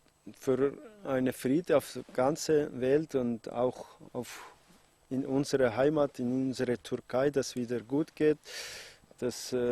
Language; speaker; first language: German; non-native, fluent; Aramaic